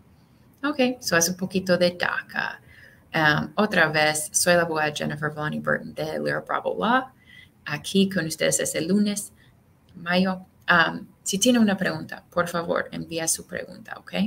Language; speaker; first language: Spanish; non-native, fluent; English